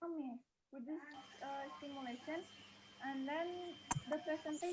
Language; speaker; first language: English; non-native, learner; Indonesian